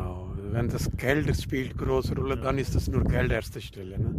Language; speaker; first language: German; non-native, learner; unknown